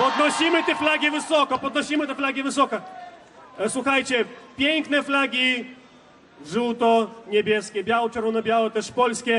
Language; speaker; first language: Polish; non-native, fluent; Belarusian